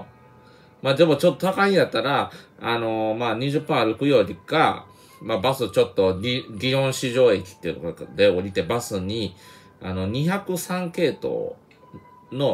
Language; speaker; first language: Japanese; native; Japanese